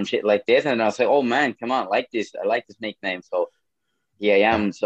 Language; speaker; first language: English; non-native, fluent; Portuguese